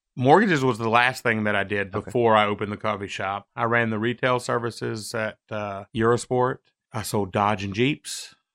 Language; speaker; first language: English; native; English